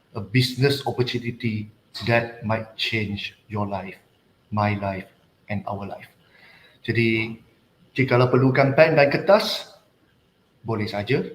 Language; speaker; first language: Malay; non-native, local second language; Chinese